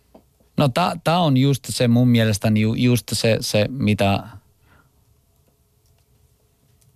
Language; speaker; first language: Finnish; non-native, local second language; Italian